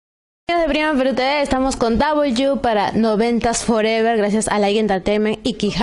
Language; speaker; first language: Spanish; non-native, learner; Portuguese